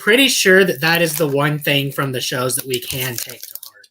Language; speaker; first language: English; native; English